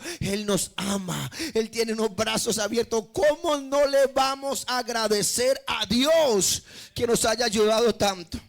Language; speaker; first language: Spanish; native; Spanish